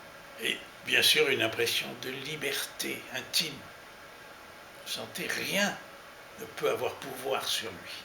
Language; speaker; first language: French; native; French